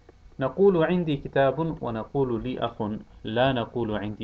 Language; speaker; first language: Arabic; non-native, fluent; English